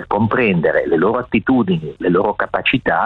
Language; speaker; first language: Italian; native; Italian